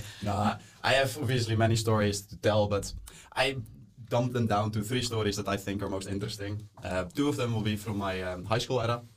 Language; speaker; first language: English; non-native, fluent; Dutch